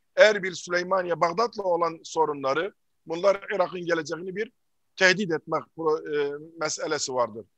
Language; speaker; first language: Turkish; early bilingual, heritage; Arabic